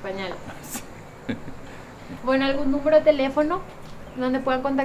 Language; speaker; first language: Spanish; native; Spanish